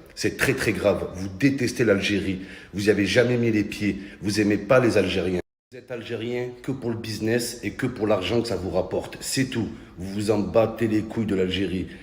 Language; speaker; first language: French; early bilingual, other home language; Arabic